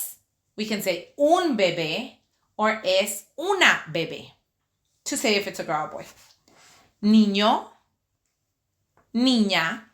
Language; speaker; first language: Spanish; early bilingual, heritage; Spanish